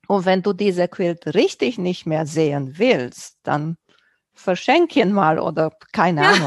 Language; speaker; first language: German; non-native, fluent; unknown